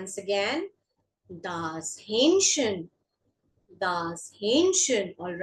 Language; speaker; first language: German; non-native, fluent; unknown